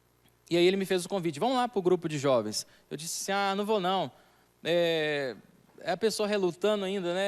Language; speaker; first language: Portuguese; native; Portuguese